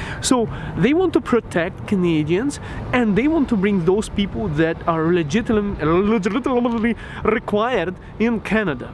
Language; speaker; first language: English; non-native, local second language; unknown